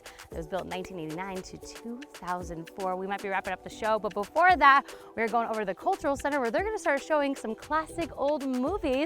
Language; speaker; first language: English; native; English